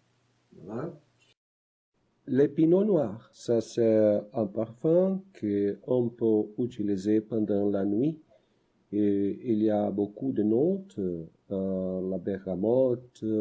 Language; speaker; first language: French; non-native, learner; Portuguese